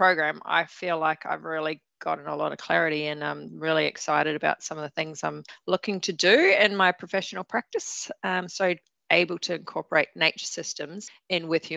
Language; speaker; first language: English; native; English